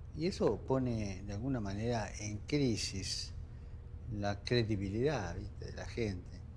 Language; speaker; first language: Spanish; native; Spanish